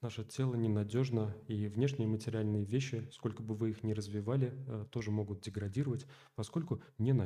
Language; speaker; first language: Russian; native; Russian